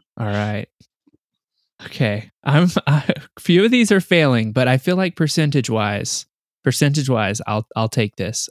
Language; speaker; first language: English; native; English